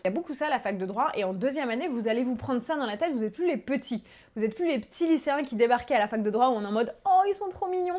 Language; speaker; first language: French; native; French